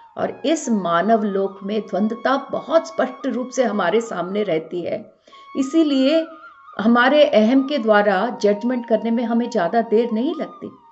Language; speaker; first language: Hindi; non-native, local second language; Telugu